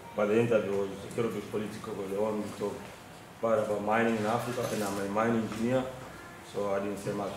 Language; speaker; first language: English; non-native, fluent; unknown